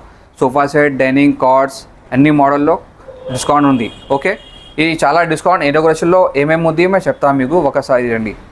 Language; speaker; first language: Telugu; non-native, local second language; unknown